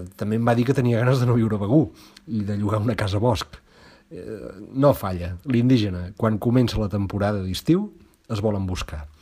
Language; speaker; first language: Catalan; native; Catalan